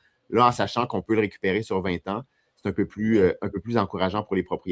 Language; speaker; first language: French; native; French